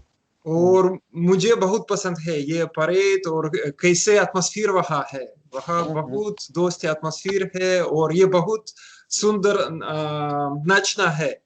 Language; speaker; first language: Hindi; non-native, learner; Russian